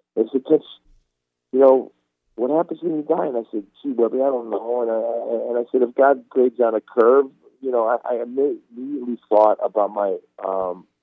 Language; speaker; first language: English; non-native, fluent; Turkish